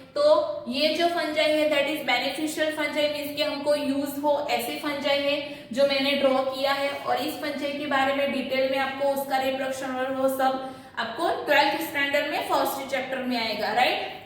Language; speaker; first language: Hindi; non-native, local second language; Gujarati